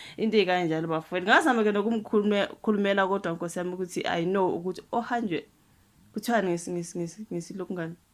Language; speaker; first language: Zulu; non-native, local second language; Xhosa